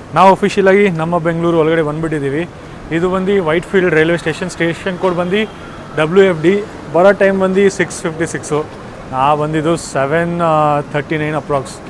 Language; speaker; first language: Kannada; non-native, local second language; Hindi